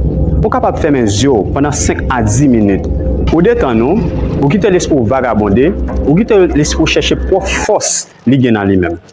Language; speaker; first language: French; non-native, local second language; Haitian Creole